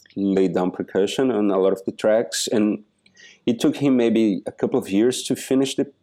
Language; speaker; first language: English; non-native, fluent; Portuguese